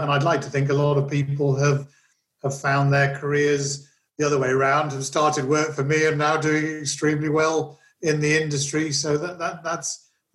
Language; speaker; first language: English; native; English